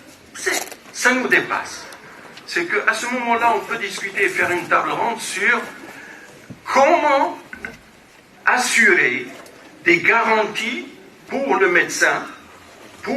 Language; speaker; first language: French; non-native, local second language; Arabic